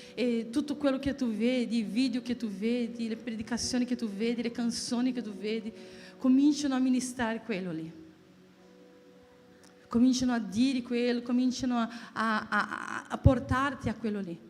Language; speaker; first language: Italian; non-native, fluent; Portuguese